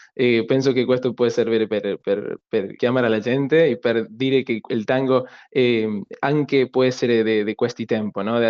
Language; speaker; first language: Italian; non-native, learner; Spanish